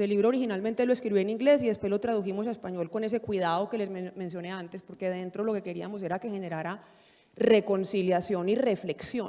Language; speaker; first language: Spanish; native; Spanish